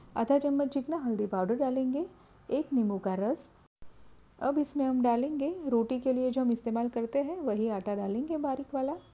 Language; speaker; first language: Hindi; non-native, local second language; Gujarati